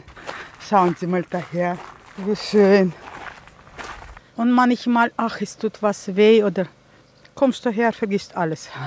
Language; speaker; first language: German; early bilingual, heritage; German